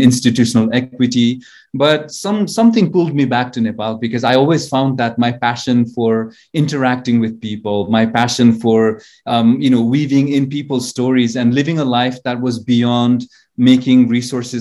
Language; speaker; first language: English; non-native, local second language; Nepali